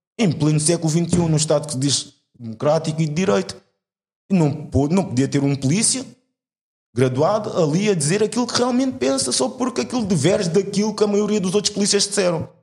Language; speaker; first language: Portuguese; native; Portuguese